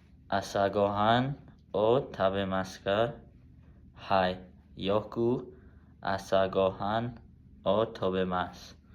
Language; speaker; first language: Japanese; non-native, learner; English